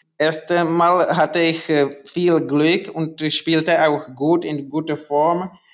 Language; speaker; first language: German; non-native, learner; Czech